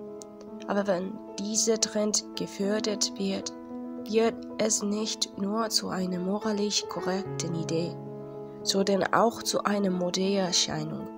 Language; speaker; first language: German; non-native, learner; Spanish